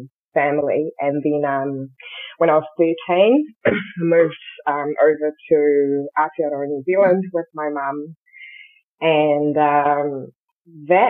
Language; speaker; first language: English; early bilingual, other home language; Shona